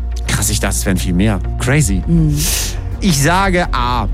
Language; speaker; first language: German; native; German